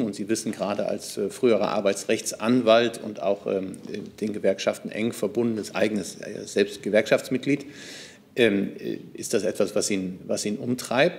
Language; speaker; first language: German; native; German